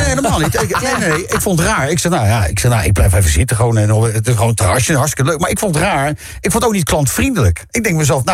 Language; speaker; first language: Dutch; native; Dutch